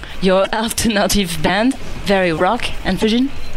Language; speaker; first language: English; non-native, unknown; French